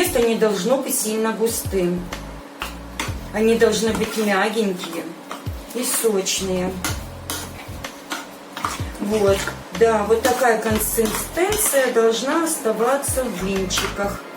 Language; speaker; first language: Russian; non-native, local second language; Ukrainian